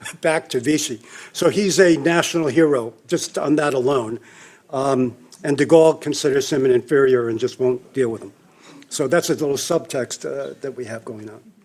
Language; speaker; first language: English; native; English